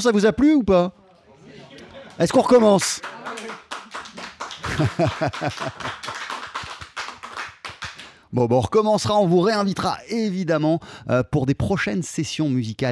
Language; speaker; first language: French; native; French